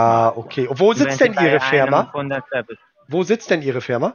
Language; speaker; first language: German; native; German